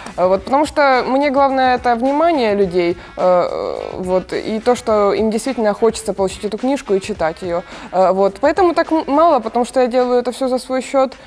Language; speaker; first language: Russian; native; Russian